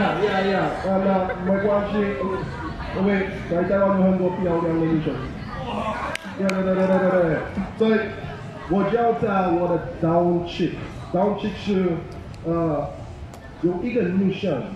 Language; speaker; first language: Chinese; non-native, learner; English